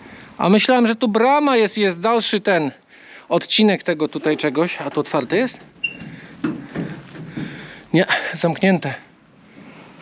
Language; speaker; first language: Polish; native; Polish